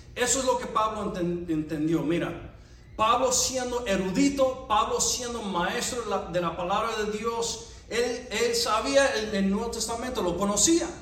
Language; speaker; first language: Spanish; non-native, fluent; English